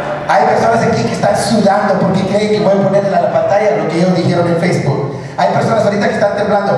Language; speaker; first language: Spanish; early bilingual, heritage; Spanish